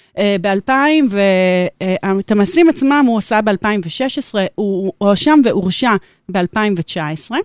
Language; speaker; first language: Hebrew; native; Hebrew